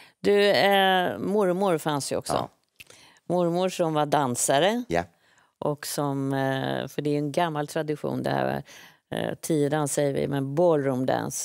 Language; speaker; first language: Swedish; native; Swedish